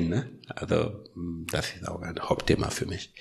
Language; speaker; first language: German; non-native, learner; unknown